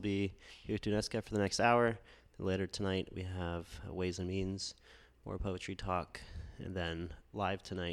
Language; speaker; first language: English; native; English